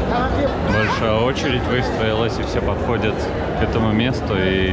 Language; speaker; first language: Russian; non-native, local second language; Armenian